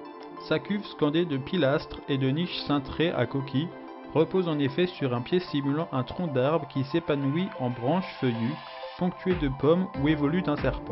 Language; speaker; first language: French; native; French